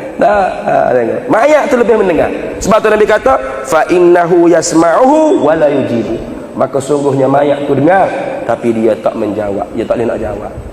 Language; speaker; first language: Malay; native; Malay